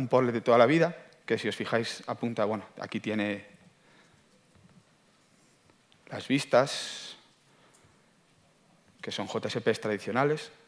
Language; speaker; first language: Spanish; native; Spanish